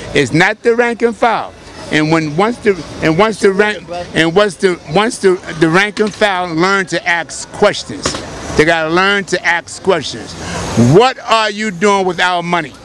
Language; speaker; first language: English; native; English